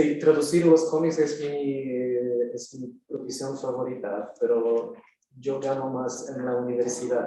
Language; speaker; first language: Spanish; non-native, fluent; Polish